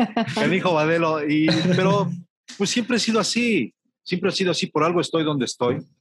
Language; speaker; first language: Spanish; native; Spanish